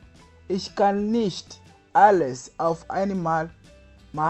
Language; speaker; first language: German; non-native, learner; Kinyarwanda